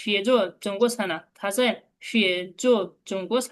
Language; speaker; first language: Chinese; non-native, fluent; Bangla